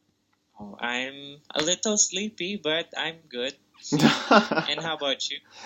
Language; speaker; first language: English; non-native, local second language; Filipino